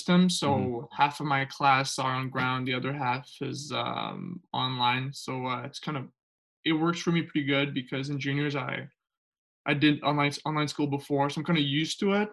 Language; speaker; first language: English; non-native, fluent; French